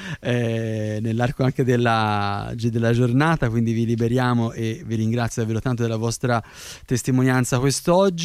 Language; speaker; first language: Italian; native; Italian